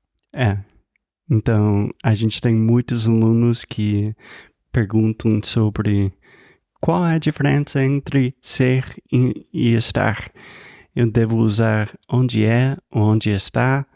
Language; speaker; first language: Portuguese; non-native, fluent; English